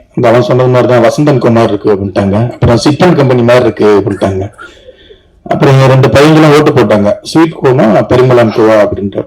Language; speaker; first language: Tamil; native; Tamil